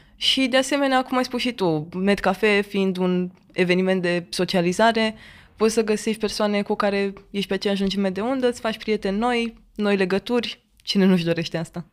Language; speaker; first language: Romanian; native; Romanian